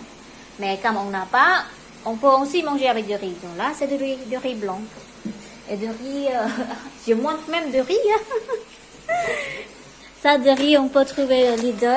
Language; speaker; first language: French; non-native, local second language; Khmer